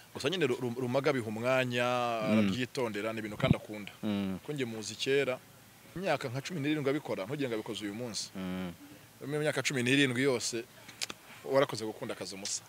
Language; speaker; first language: Kinyarwanda; native; Kinyarwanda